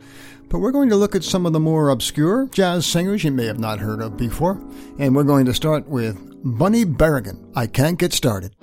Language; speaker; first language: English; native; English